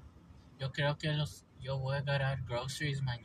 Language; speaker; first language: Spanish; early bilingual, heritage; English